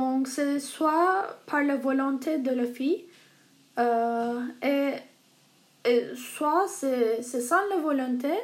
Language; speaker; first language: French; non-native, learner; Turkish